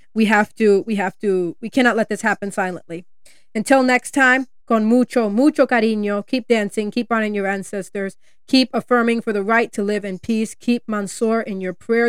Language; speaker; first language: English; native; English